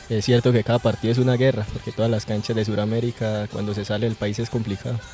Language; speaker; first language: Spanish; native; Spanish